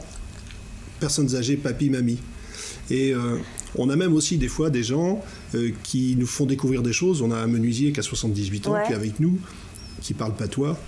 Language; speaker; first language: French; native; French